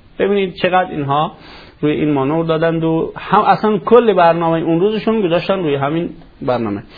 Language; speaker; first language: Persian; native; Persian